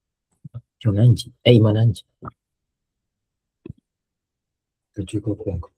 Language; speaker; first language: Japanese; non-native, fluent; Indonesian